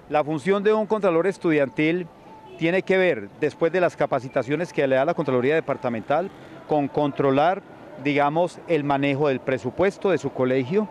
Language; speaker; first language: Spanish; native; Spanish